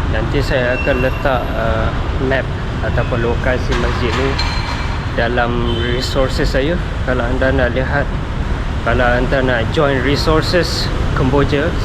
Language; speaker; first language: Malay; non-native, fluent; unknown